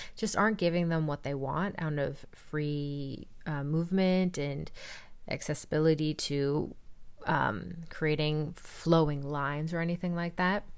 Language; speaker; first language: English; native; English